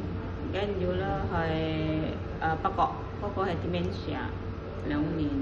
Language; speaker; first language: Cantonese; non-native, fluent; Indonesian